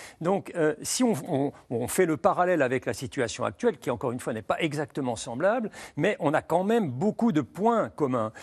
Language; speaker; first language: French; native; French